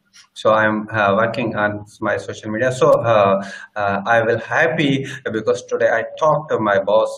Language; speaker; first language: English; non-native, learner; Sindhi